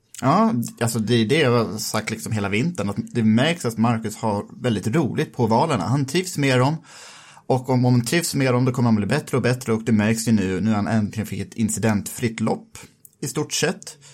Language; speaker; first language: Swedish; native; Swedish